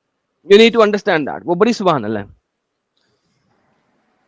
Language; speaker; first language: Hindi; native; Hindi